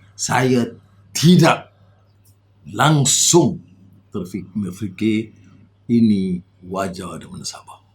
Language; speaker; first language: Malay; native; Malay